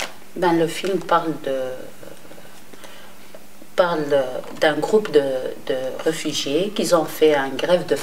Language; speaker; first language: French; non-native, local second language; Arabic